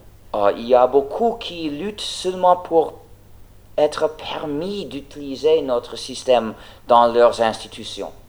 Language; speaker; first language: French; non-native, fluent; English